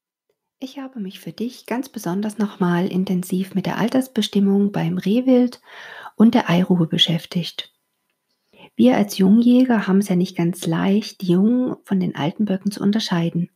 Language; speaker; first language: German; native; German